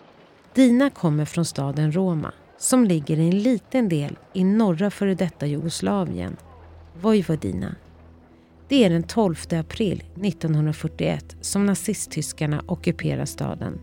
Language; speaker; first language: Swedish; native; Swedish